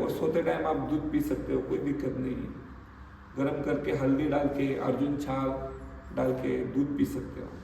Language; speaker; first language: Hindi; non-native, local second language; Marathi